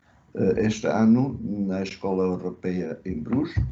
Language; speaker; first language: Portuguese; early bilingual, other home language; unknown